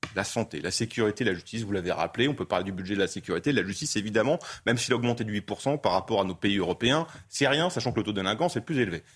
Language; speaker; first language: French; native; French